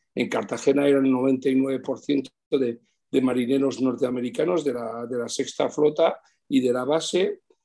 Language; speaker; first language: Spanish; early bilingual, heritage; Spanish